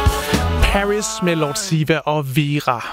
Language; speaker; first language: Danish; native; Danish